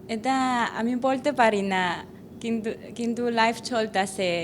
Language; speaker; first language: Bangla; non-native, learner; Chinese